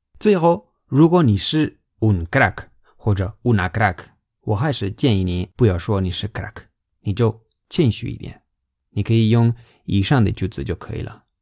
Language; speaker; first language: Chinese; non-native, fluent; Spanish